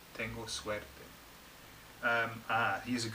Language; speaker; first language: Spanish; non-native, fluent; English